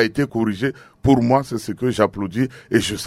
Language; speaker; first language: French; non-native, local second language; Sango